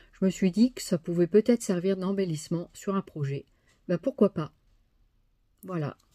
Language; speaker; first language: French; native; French